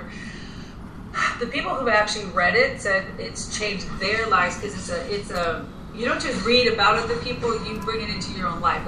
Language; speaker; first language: English; non-native, fluent; Spanish